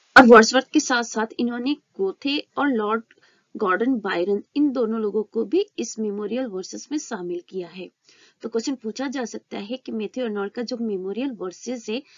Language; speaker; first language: Hindi; native; Hindi